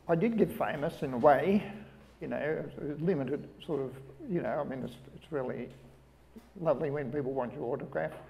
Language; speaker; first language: English; native; English